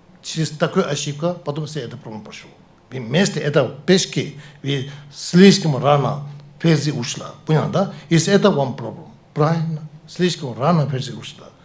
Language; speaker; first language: Russian; non-native, learner; Tibetan